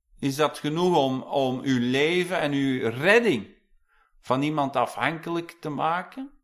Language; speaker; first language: Dutch; non-native, fluent; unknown